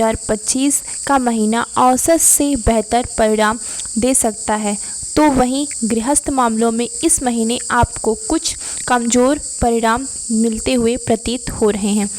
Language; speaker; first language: Hindi; native; Hindi